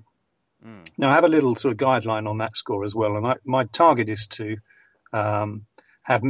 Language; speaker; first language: English; native; English